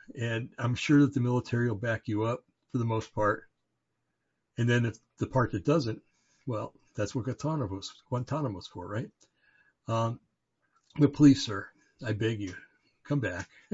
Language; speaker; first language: English; native; English